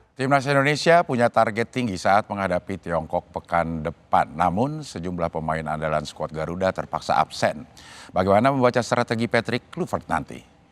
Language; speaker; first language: Indonesian; native; Indonesian